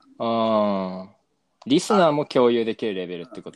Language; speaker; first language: Japanese; native; Japanese